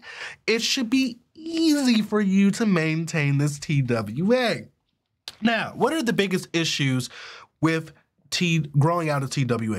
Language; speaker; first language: English; native; English